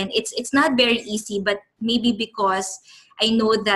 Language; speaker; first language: English; non-native, local second language; Filipino